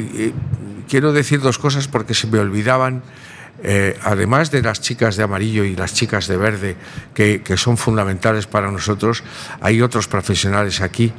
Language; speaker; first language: Spanish; native; Spanish